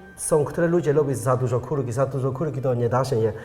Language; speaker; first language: Polish; non-native, learner; Chinese